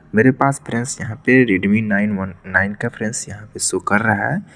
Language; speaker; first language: Hindi; native; Hindi